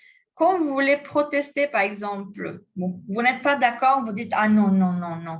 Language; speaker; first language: French; non-native, fluent; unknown